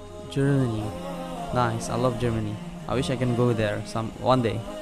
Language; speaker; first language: English; non-native, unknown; Indonesian